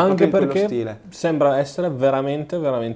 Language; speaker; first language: Italian; native; Italian